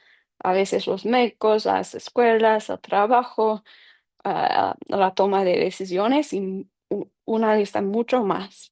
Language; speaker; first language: Spanish; non-native, fluent; English